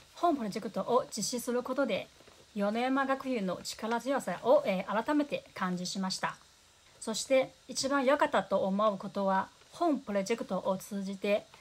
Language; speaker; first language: Japanese; non-native, fluent; Chinese